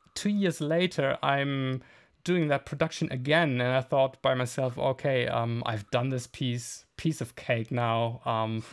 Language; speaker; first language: English; non-native, fluent; German